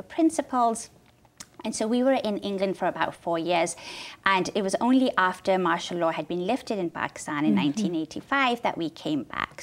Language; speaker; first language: English; non-native, local second language; Urdu